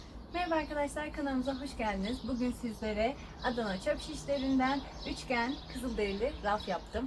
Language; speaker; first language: Turkish; native; Turkish